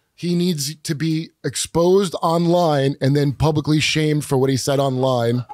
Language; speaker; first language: English; native; English